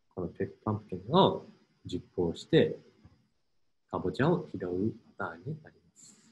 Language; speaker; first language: Japanese; non-native, fluent; English